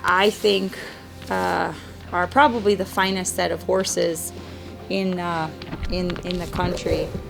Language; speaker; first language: English; native; English